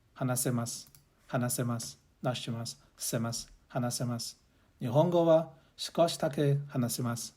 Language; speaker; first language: Japanese; non-native, learner; English